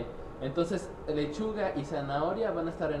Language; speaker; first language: Spanish; native; Spanish